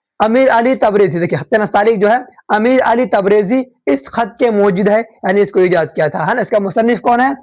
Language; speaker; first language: Urdu; native; Urdu